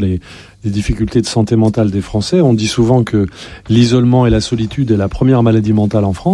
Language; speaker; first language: French; native; French